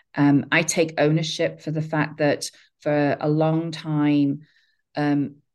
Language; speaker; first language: English; native; English